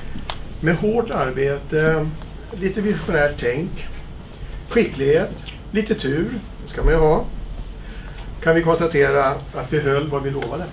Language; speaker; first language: Swedish; native; Swedish